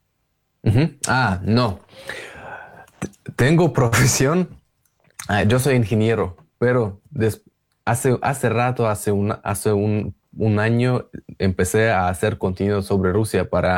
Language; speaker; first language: Spanish; non-native, fluent; Russian